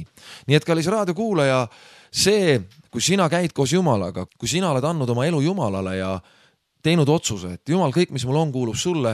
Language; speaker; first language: Estonian; native; Estonian